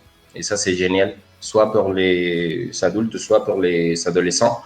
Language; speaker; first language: French; non-native, fluent; Spanish